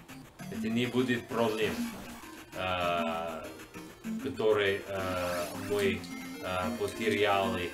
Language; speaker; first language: Russian; non-native, learner; English